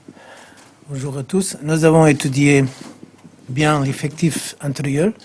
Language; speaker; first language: French; non-native, fluent; Portuguese